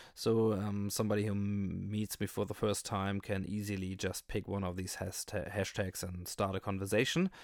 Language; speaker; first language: English; non-native, fluent; German